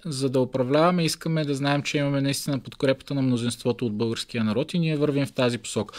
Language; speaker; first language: Bulgarian; native; Bulgarian